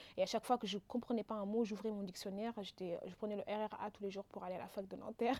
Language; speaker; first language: French; non-native, local second language; Wolof